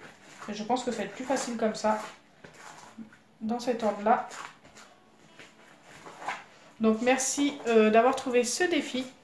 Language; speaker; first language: French; native; French